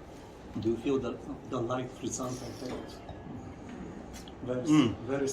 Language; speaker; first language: English; non-native, fluent; Bulgarian